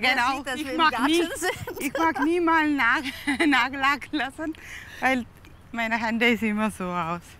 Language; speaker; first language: German; non-native, learner; Tamil